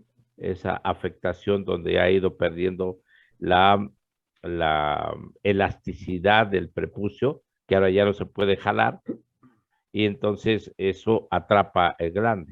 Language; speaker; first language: Spanish; native; Spanish